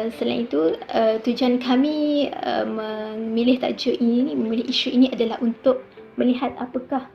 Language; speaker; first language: Malay; native; Malay